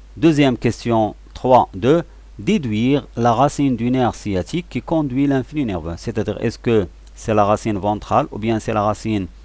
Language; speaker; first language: French; non-native, local second language; Arabic